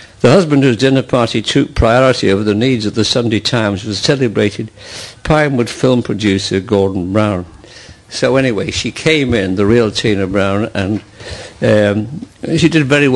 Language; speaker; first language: English; native; English